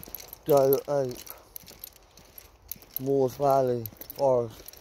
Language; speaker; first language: English; native; English